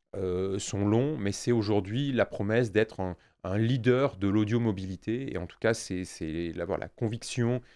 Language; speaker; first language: French; native; French